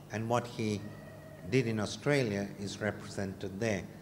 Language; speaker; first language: English; non-native, fluent; Hungarian